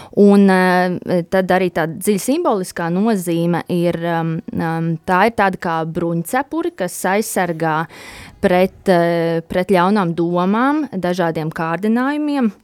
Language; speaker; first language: Latvian; native; Latvian